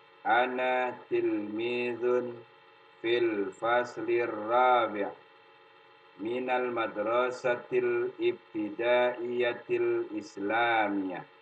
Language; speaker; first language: Arabic; non-native, fluent; Indonesian